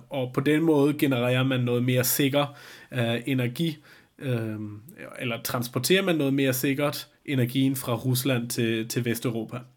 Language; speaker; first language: Danish; native; Danish